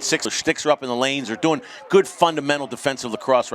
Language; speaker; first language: English; native; English